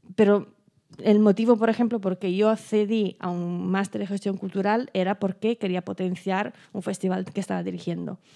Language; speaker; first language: Spanish; non-native, fluent; Italian